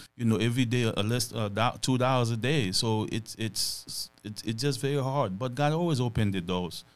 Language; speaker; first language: English; non-native, fluent; Haitian Creole